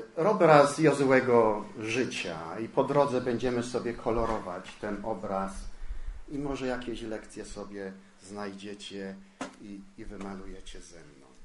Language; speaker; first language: Polish; early bilingual, heritage; Polish